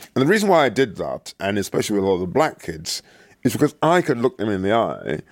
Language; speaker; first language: English; native; English